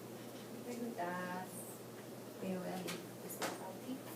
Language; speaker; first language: Spanish; non-native, fluent; English